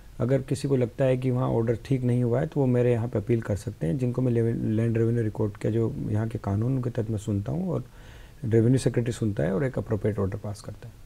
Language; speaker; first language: Hindi; native; Hindi